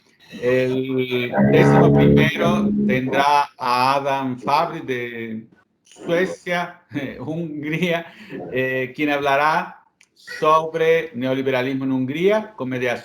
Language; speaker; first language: Spanish; native; Spanish